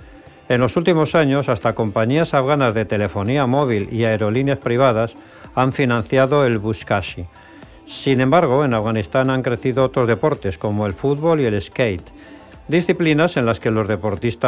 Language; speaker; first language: Spanish; native; Spanish